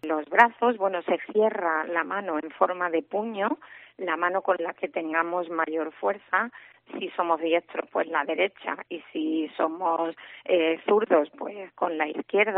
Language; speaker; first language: Spanish; native; Spanish